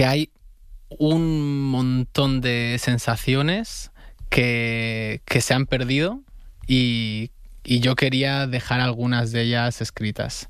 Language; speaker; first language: Spanish; native; Spanish